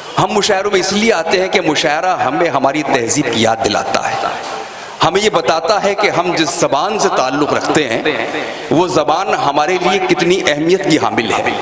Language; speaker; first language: Urdu; native; Urdu